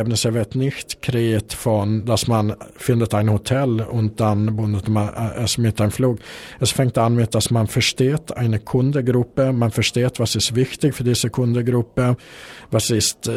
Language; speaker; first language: German; non-native, fluent; Swedish